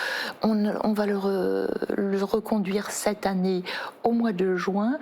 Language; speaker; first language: French; native; French